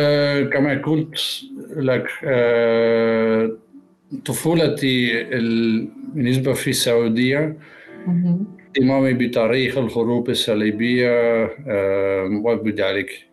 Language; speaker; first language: Arabic; non-native, learner; Dutch